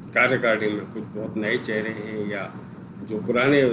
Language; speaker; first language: Hindi; native; Hindi